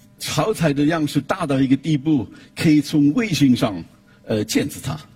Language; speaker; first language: Chinese; non-native, fluent; German